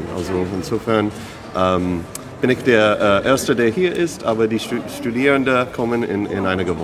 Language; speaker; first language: German; non-native, fluent; English